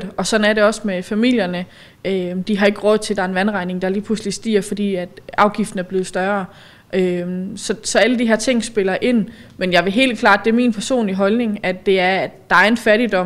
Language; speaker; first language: Danish; native; Danish